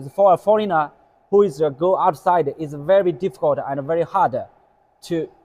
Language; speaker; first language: English; non-native, learner; Chinese